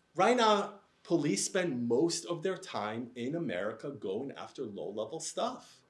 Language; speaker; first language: English; native; English